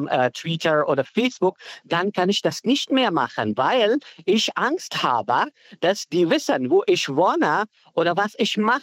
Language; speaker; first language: German; non-native, learner; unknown